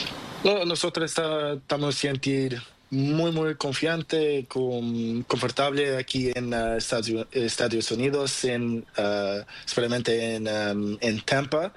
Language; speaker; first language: Spanish; non-native, learner; Portuguese